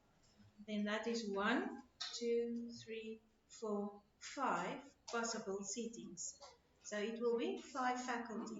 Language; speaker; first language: English; non-native, local second language; Afrikaans